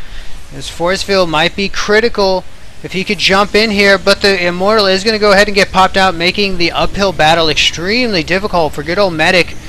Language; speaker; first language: English; native; English